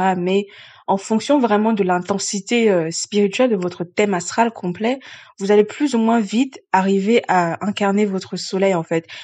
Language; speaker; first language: French; early bilingual, other home language; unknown